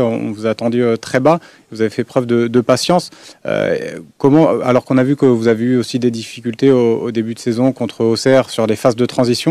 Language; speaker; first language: French; native; French